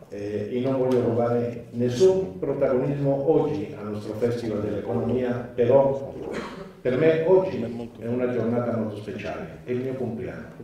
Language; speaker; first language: Italian; non-native, fluent; Spanish